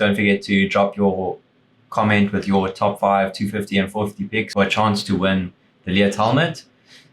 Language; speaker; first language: English; native; English